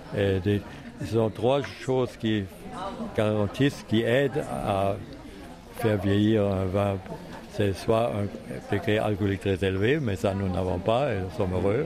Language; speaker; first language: French; non-native, fluent; German